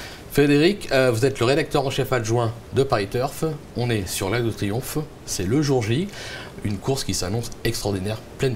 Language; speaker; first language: French; native; French